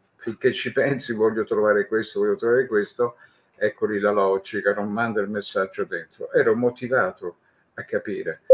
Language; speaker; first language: Italian; native; Italian